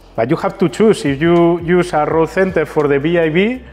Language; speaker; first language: English; non-native, fluent; Spanish